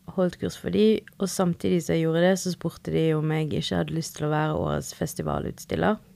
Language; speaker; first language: Norwegian; early bilingual, other home language; Spanish